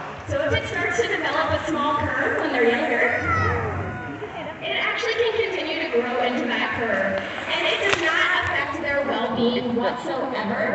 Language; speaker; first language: English; native; English